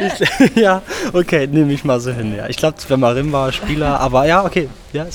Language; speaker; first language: German; native; German